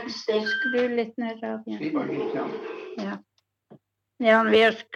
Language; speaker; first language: Norwegian; native; Norwegian